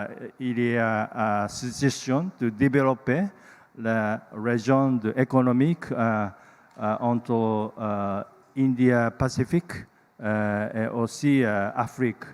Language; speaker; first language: French; non-native, learner; Japanese